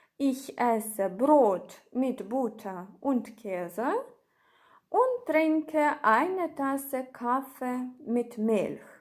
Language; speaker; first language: German; non-native, fluent; Ukrainian